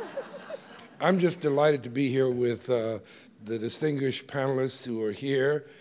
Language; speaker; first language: English; native; English